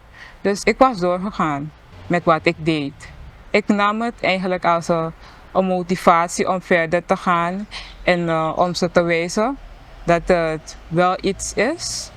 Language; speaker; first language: Dutch; non-native, local second language; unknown